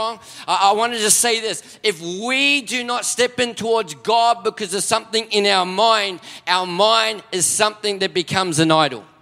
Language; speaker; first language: English; native; English